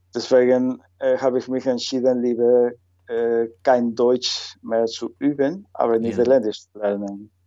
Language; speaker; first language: German; non-native, fluent; Spanish